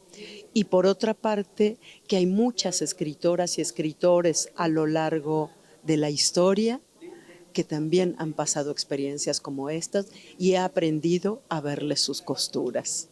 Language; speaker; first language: Spanish; native; Spanish